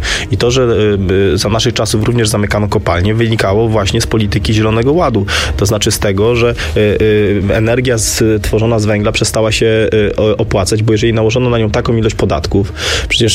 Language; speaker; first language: Polish; native; Polish